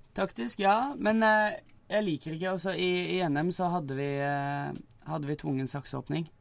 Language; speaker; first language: Norwegian; native; Norwegian